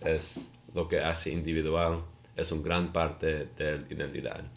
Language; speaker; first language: Spanish; non-native, learner; English